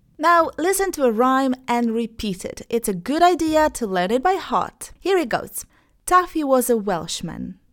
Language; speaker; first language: English; non-native, fluent; Polish